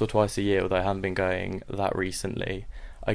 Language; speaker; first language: English; native; English